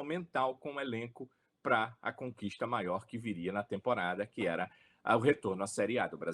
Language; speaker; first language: Portuguese; native; Portuguese